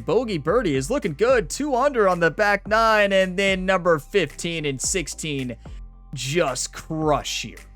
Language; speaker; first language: English; native; English